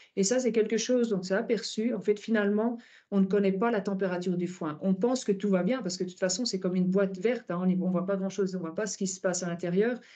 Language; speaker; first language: French; native; French